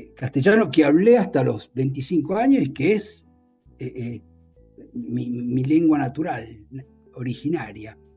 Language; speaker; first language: Spanish; native; Spanish